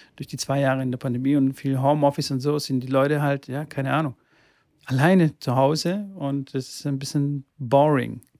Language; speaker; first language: German; early bilingual, other home language; Bulgarian